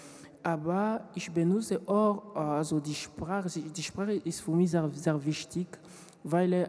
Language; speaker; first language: German; non-native, learner; French